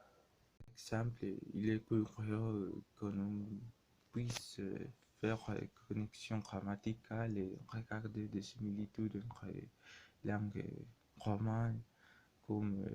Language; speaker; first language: French; non-native, learner; Spanish